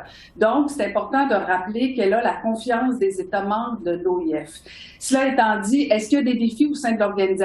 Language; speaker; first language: French; native; French